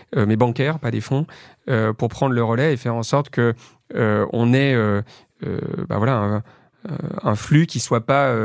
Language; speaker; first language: French; native; French